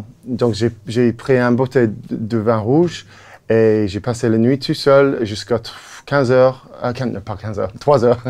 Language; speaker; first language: French; non-native, fluent; English